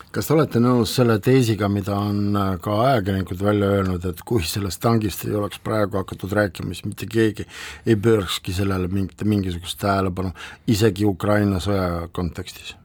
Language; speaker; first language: Estonian; non-native, local second language; Russian